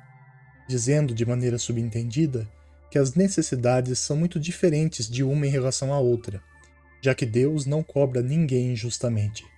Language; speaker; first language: Portuguese; native; Portuguese